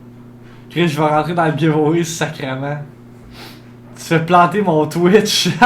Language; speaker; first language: French; native; French